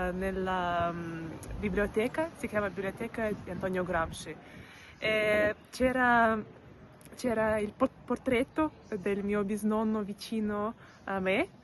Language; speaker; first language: Italian; non-native, learner; Russian